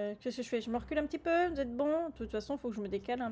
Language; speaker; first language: French; native; French